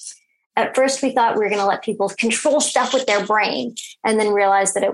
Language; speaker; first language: English; native; English